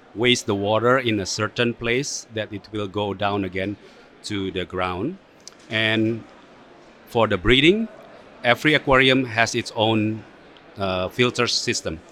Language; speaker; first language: English; non-native, fluent; Indonesian